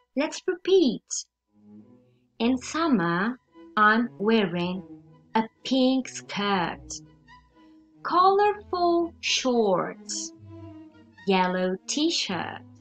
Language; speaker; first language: English; non-native, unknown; Italian